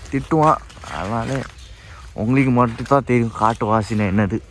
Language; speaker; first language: Tamil; non-native, learner; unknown